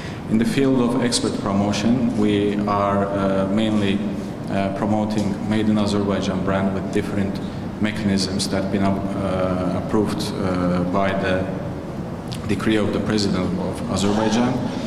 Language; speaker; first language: English; non-native, fluent; Azerbaijani